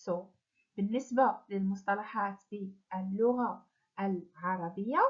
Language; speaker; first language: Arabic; native; Arabic